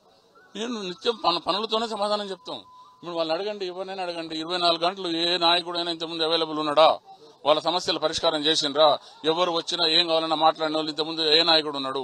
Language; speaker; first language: Telugu; native; Telugu